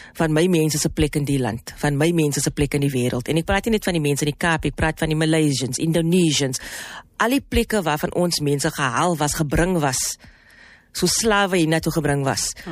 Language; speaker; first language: Afrikaans; non-native, local second language; English